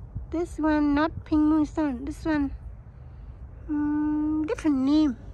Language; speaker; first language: English; non-native, learner; Vietnamese